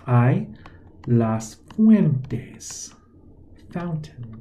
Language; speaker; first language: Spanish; non-native, fluent; English